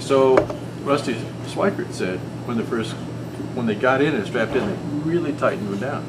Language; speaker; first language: English; native; English